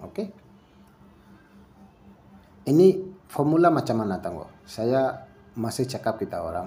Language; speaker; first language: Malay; non-native, learner; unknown